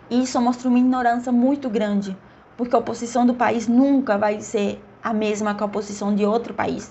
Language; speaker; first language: Portuguese; non-native, fluent; Spanish